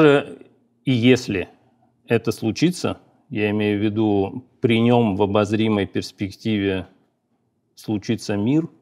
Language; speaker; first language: Russian; native; Russian